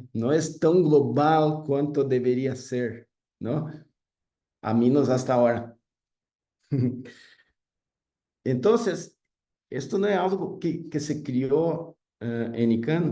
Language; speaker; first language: Spanish; non-native, fluent; Portuguese